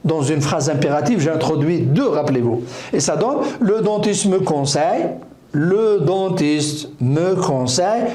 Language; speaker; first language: French; non-native, local second language; Arabic